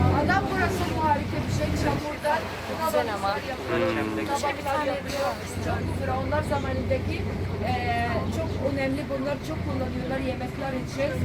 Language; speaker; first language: Turkish; non-native, learner; Arabic